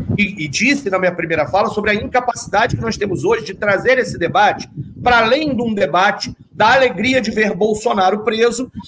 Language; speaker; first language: Portuguese; native; Portuguese